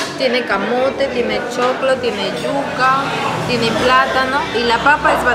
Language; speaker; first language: Spanish; native; Spanish